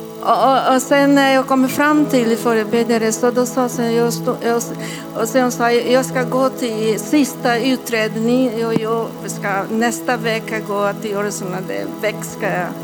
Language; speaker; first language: Swedish; non-native, fluent; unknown